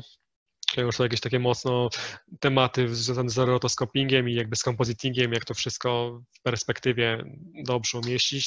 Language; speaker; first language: Polish; native; Polish